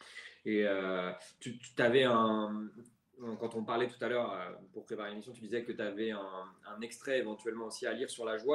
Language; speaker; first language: French; native; French